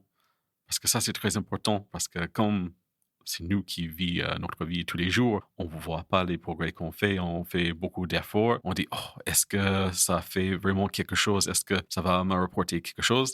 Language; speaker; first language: French; non-native, fluent; English